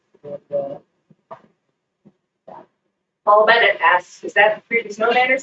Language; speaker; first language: English; native; English